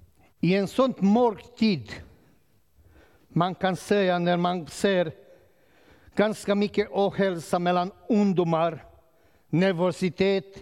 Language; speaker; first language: Swedish; non-native, learner; Romanian